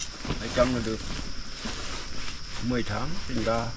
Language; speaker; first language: Vietnamese; non-native, local second language; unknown